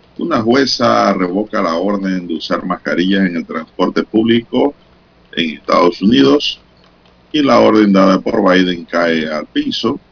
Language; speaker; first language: Spanish; native; Spanish